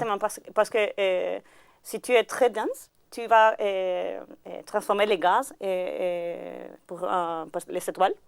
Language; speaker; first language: French; non-native, learner; Spanish